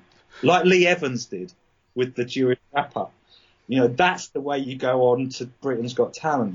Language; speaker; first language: English; native; English